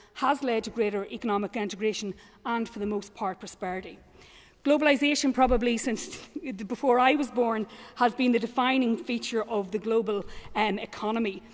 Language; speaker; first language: English; native; English